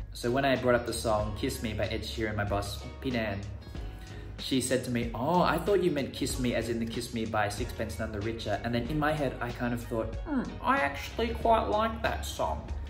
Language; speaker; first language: English; native; English